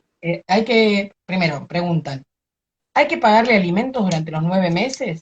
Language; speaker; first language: Spanish; native; Spanish